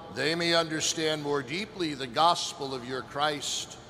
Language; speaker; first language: English; native; English